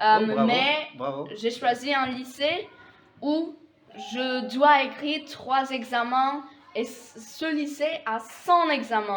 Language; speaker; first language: French; non-native, fluent; Polish